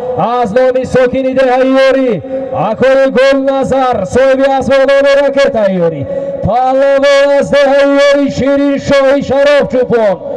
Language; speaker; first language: Tajik; native; Tajik